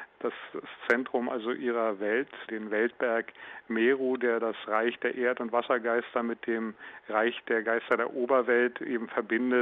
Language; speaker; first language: German; native; German